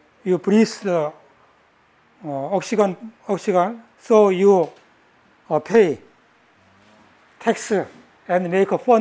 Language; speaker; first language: English; non-native, learner; Korean